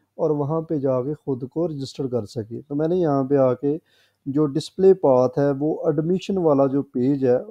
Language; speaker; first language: Urdu; non-native, local second language; Punjabi